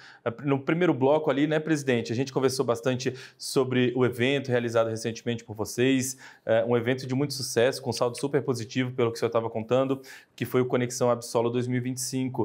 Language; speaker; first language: Portuguese; native; Portuguese